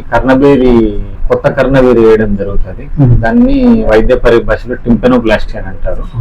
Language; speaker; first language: Telugu; native; Telugu